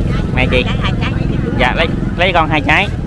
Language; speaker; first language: Vietnamese; native; Vietnamese